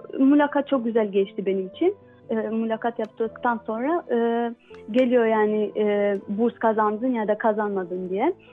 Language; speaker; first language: Turkish; non-native, learner; Albanian